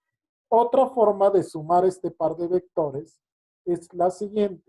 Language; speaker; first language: Spanish; native; Spanish